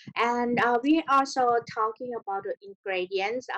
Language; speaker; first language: English; non-native, learner; Thai